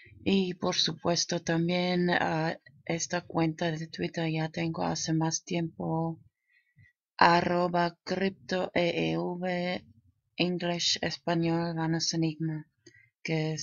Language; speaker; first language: Spanish; non-native, fluent; German